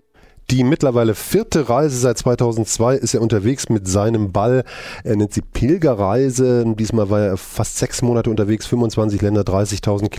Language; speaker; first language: German; native; German